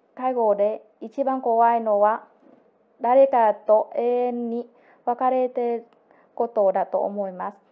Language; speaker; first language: Japanese; non-native, learner; Vietnamese